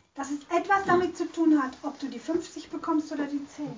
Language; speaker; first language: German; native; German